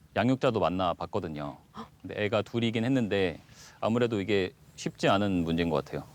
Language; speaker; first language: Korean; native; Korean